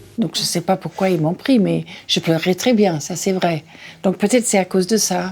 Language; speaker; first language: French; non-native, fluent; English